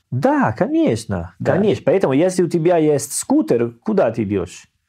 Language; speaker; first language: Russian; non-native, learner; Italian